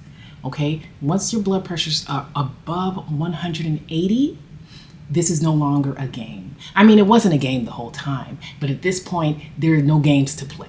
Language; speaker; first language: English; native; English